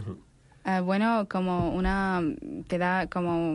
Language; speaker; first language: Spanish; non-native, learner; Arabic